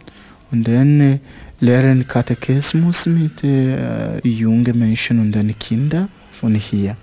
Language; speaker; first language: German; non-native, learner; Swahili